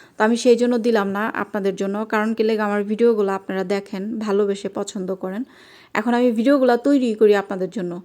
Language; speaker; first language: Bangla; native; Bangla